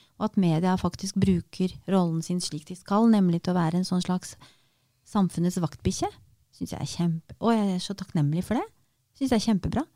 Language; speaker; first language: Norwegian; early bilingual, other home language; Romanian